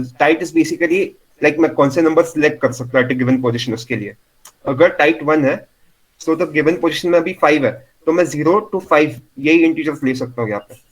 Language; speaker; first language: Hindi; non-native, local second language; Marathi